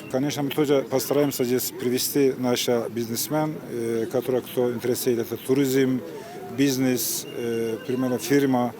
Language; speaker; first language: Russian; non-native, learner; Turkish